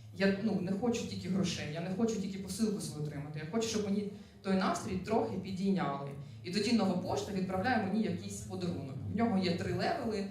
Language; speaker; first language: Ukrainian; non-native, local second language; Russian